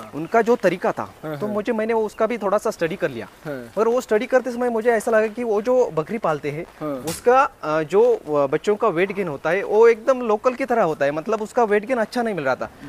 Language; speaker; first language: Hindi; non-native, local second language; Marathi